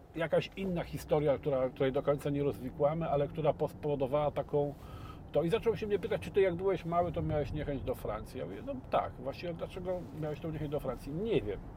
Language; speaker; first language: Polish; native; Polish